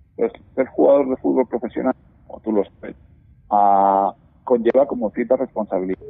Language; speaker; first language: Spanish; native; Spanish